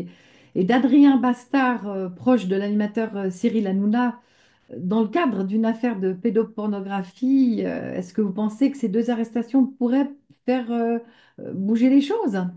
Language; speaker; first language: French; native; French